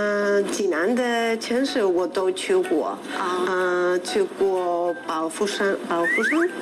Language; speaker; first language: Chinese; non-native, learner; Spanish